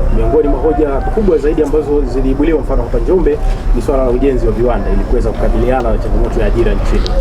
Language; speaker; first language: Swahili; native; Swahili